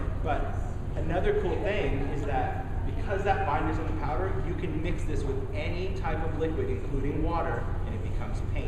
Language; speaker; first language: English; native; English